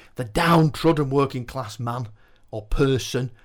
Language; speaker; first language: English; native; English